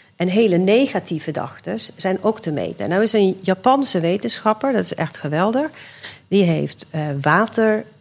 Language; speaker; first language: Dutch; early bilingual, other home language; Swedish